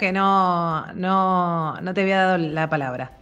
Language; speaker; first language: Spanish; native; Spanish